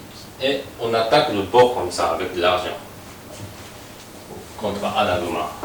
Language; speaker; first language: French; non-native, fluent; Japanese